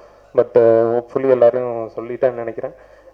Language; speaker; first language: Tamil; native; Tamil